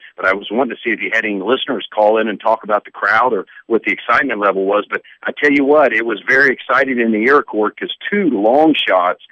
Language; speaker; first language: English; native; English